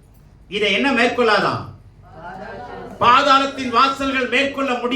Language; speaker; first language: Tamil; native; Tamil